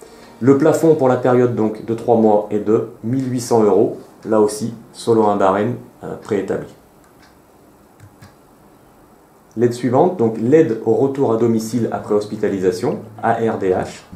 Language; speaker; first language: French; native; French